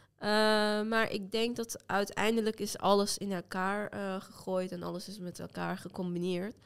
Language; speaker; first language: Dutch; non-native, fluent; Azerbaijani